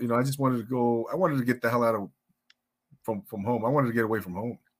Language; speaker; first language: English; early bilingual, other home language; Spanish